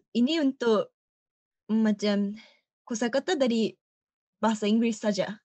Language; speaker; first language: Malay; non-native, learner; Japanese